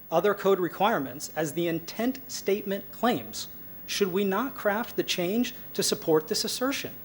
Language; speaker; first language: English; native; English